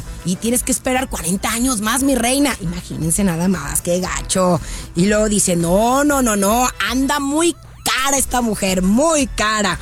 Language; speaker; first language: Spanish; native; Spanish